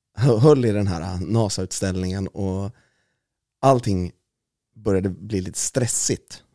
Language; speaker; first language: Swedish; native; Swedish